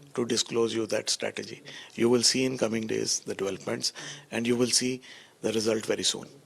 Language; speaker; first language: English; non-native, local second language; Punjabi